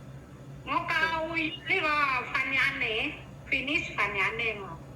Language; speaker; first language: Cantonese; non-native, learner; Indonesian